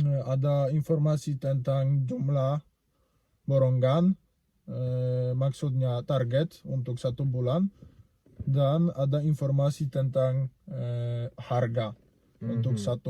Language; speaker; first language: Indonesian; non-native, learner; Polish